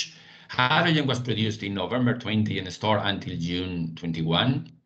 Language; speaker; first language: English; non-native, fluent; Spanish